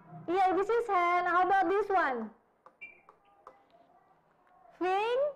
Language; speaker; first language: English; non-native, fluent; Indonesian